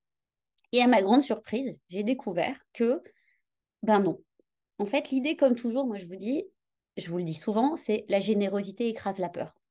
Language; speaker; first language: French; native; French